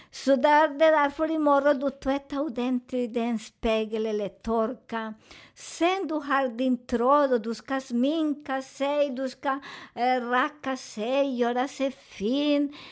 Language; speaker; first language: Swedish; non-native, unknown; Spanish